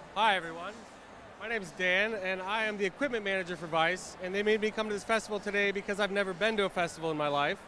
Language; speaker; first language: English; native; English